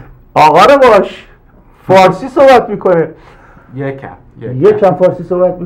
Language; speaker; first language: Persian; native; Persian